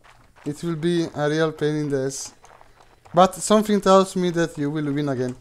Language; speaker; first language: English; non-native, fluent; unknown